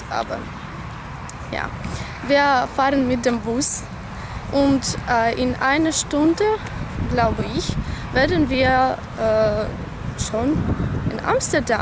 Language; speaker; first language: German; non-native, learner; Russian